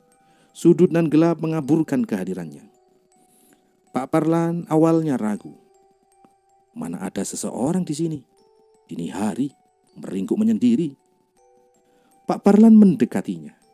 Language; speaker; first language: Indonesian; native; Indonesian